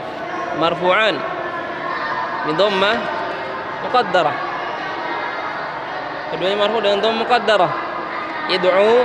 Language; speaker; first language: Arabic; non-native, fluent; Indonesian